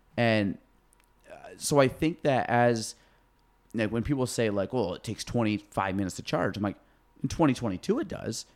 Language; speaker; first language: English; native; English